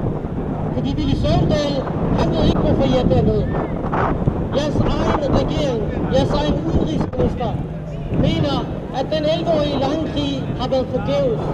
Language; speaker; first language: Danish; non-native, local second language; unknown